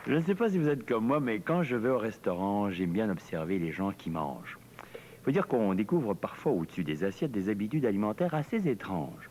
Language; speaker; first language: French; native; French